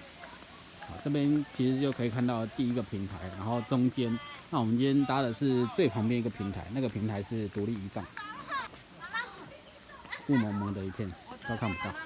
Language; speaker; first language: Chinese; native; Chinese